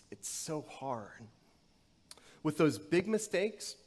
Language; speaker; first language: English; native; English